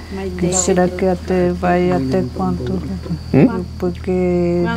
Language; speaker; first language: Portuguese; non-native, local second language; Guarani